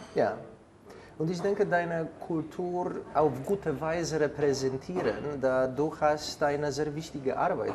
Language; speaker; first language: German; non-native, fluent; Polish